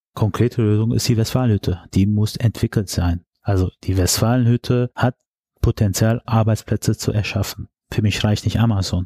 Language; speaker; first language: German; early bilingual, other home language; Turkish